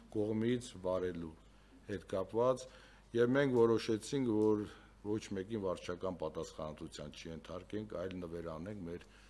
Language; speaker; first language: Armenian; native; Armenian